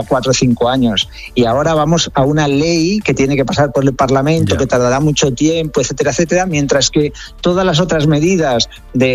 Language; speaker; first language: Spanish; native; Spanish